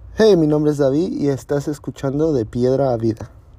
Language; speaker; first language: Spanish; early bilingual, heritage; Spanish